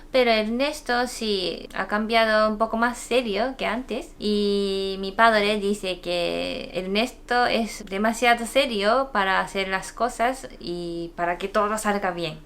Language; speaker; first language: Spanish; non-native, fluent; Japanese